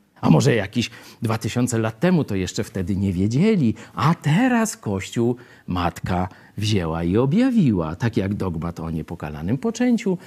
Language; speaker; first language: Polish; native; Polish